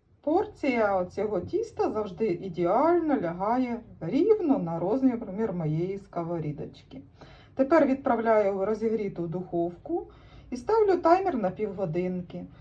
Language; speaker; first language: Ukrainian; native; Ukrainian